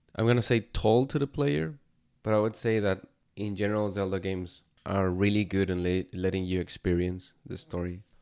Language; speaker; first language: English; non-native, fluent; Spanish